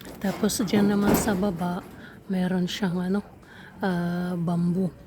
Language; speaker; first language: Filipino; native; Filipino